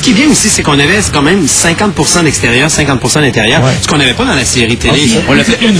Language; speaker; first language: French; native; French